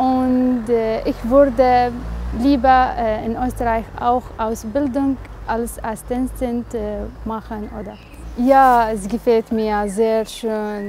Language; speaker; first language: German; non-native, learner; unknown